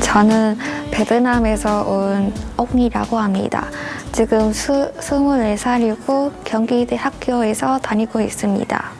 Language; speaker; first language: Korean; non-native, learner; Vietnamese